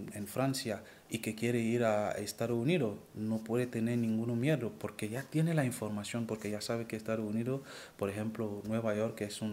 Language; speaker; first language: Spanish; non-native, fluent; French